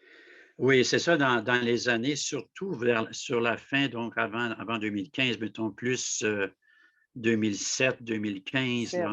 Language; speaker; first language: French; native; French